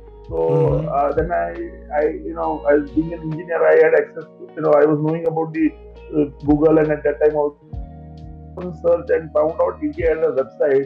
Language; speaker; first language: English; non-native, local second language; Gujarati